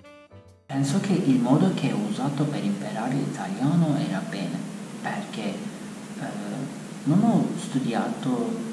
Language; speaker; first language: Italian; non-native, learner; Turkish